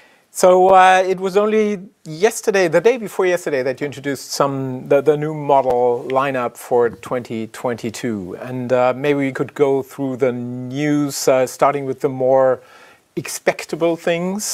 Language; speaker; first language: English; non-native, fluent; German